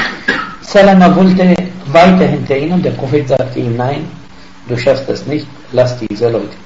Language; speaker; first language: German; non-native, fluent; Arabic